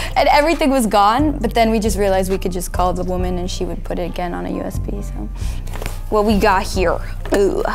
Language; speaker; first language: English; native; English